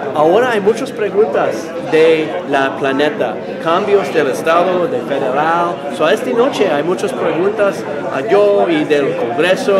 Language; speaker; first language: Spanish; non-native, learner; English